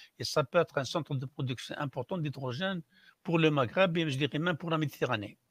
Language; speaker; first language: French; non-native, local second language; Arabic